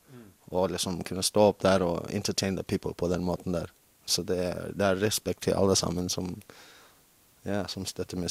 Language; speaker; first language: Norwegian; non-native, fluent; English